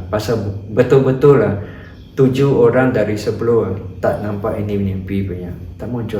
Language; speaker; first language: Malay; non-native, local second language; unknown